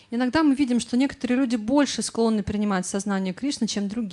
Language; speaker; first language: Russian; native; Russian